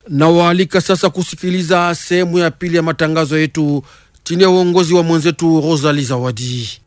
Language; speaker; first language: Swahili; native; Swahili